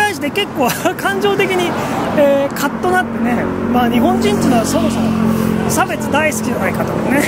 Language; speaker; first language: Japanese; native; Japanese